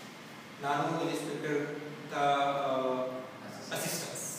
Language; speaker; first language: Kannada; non-native, learner; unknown